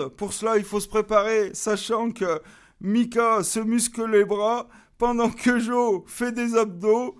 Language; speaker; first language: French; native; French